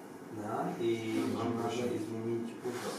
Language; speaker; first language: Russian; non-native, learner; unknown